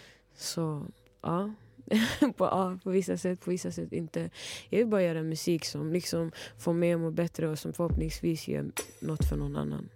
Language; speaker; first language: Swedish; early bilingual, other home language; Somali